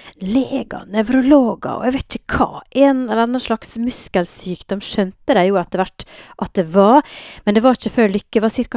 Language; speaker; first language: Norwegian; native; Norwegian